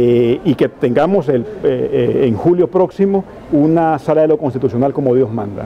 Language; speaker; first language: Spanish; native; Spanish